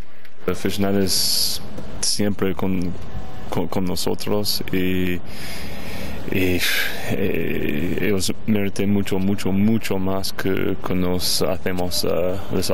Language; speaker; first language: Spanish; non-native, learner; Galician